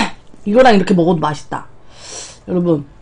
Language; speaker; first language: Korean; native; Korean